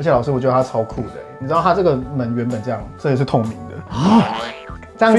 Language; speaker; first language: Chinese; native; Chinese